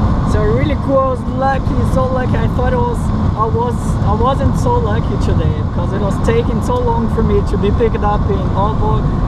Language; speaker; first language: English; non-native, fluent; Portuguese